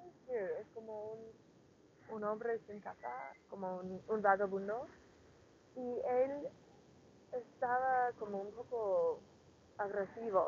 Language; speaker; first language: Spanish; non-native, learner; English